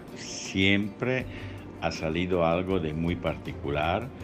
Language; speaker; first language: Spanish; non-native, learner; Italian